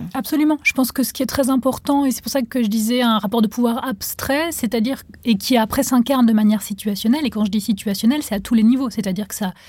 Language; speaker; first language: French; non-native, local second language; Arabic